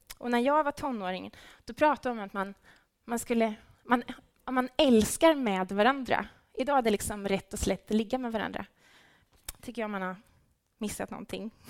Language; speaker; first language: Swedish; native; Swedish